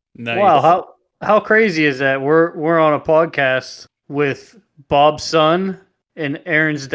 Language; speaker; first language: English; native; English